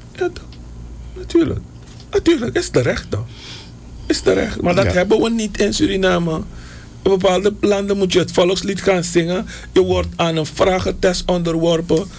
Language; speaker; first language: Dutch; native; Dutch